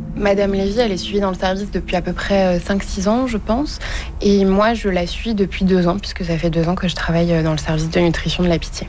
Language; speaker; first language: French; native; French